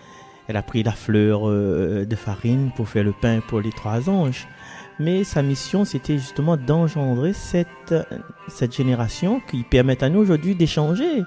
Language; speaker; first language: French; non-native, local second language; Malagasy